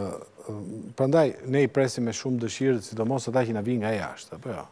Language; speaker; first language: Albanian; native; Albanian